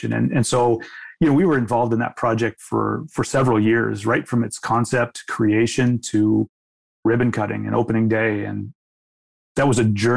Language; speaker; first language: English; native; English